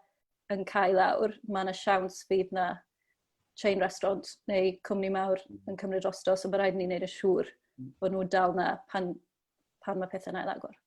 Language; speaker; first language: Welsh; native; Welsh